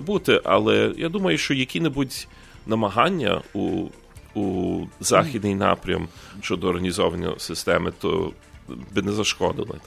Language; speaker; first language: Ukrainian; early bilingual, heritage; Ukrainian